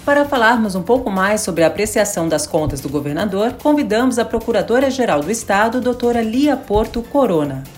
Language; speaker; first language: Portuguese; native; Portuguese